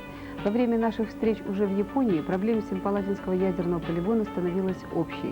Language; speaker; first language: Russian; native; Russian